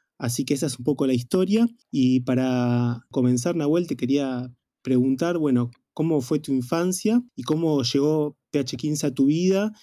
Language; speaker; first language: Spanish; native; Spanish